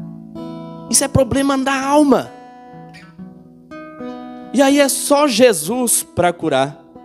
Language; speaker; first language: Portuguese; native; Portuguese